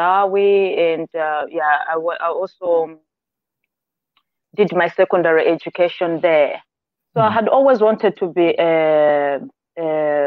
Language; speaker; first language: English; non-native, local second language; Nyanja